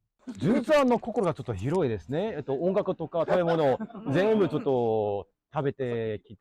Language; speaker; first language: Japanese; non-native, learner; English